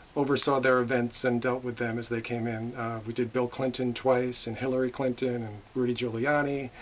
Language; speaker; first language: English; native; English